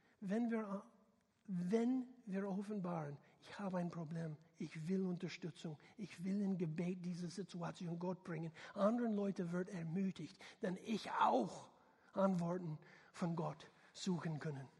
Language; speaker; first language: German; non-native, learner; English